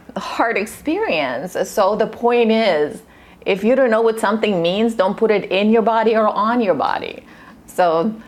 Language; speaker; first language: English; early bilingual, other home language; Russian